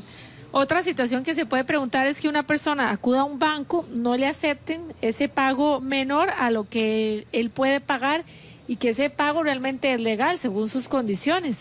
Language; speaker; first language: Spanish; native; Spanish